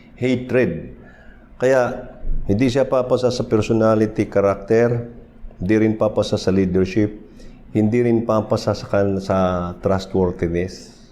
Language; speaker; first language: Filipino; non-native, local second language; Cebuano